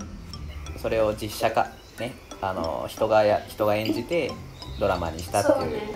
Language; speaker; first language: Japanese; native; Japanese